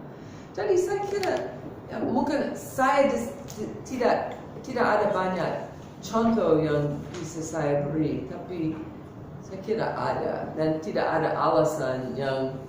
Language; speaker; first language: Indonesian; non-native, fluent; English